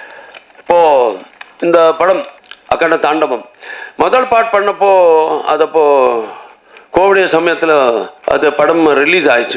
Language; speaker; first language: Tamil; non-native, local second language; Telugu